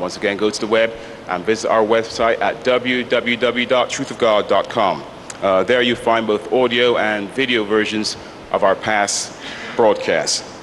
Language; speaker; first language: English; native; English